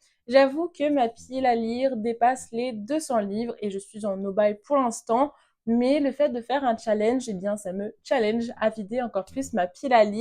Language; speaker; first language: French; native; French